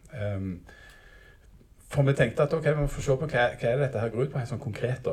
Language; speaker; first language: Norwegian; native; Norwegian